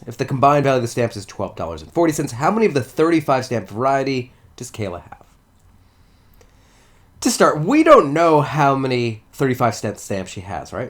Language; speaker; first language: English; native; English